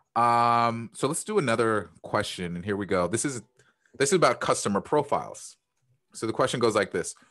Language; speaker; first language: English; native; English